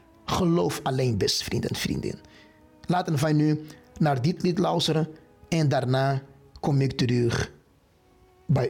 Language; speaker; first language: Dutch; non-native, fluent; Portuguese